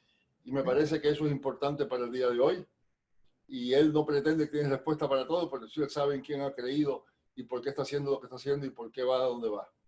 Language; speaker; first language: Spanish; native; Spanish